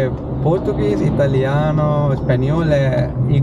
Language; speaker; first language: Portuguese; non-native, learner; Sinhala